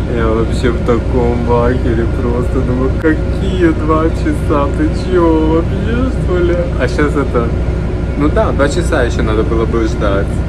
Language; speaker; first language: Russian; native; Russian